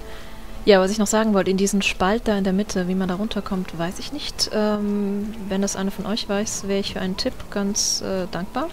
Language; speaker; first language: German; native; German